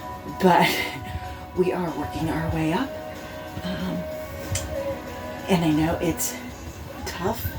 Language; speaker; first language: English; native; English